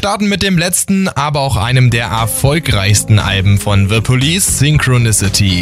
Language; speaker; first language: German; native; German